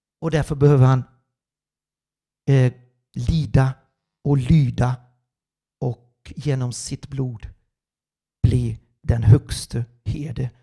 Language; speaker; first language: Swedish; non-native, fluent; Portuguese